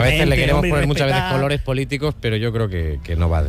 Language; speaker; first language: Spanish; native; Spanish